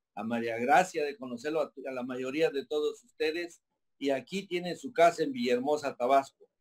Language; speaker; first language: Spanish; native; Spanish